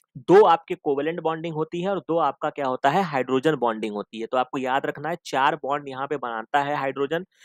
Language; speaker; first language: Hindi; native; Hindi